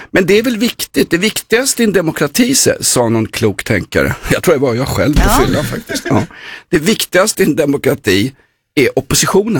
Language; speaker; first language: Swedish; native; Swedish